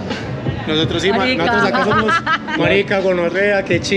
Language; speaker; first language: Spanish; native; Spanish